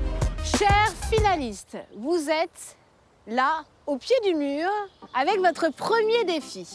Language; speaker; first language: French; native; French